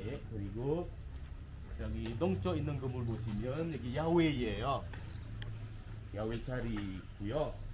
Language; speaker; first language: Korean; non-native, fluent; Indonesian